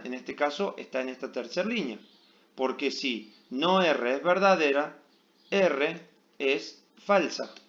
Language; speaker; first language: Spanish; native; Spanish